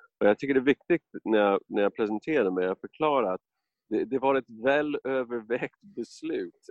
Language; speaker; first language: Swedish; non-native, fluent; English